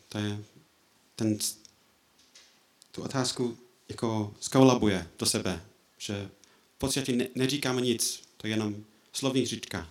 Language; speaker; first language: Czech; non-native, fluent; English